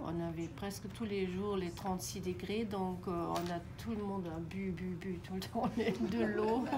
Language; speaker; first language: French; non-native, fluent; German